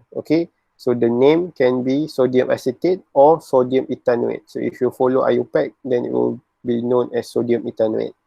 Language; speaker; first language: English; non-native, local second language; Malay